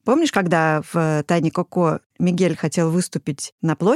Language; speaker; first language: Russian; native; Russian